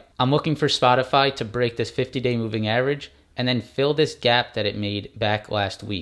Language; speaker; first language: English; native; English